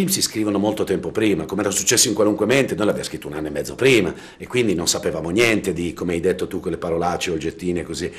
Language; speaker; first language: Italian; native; Italian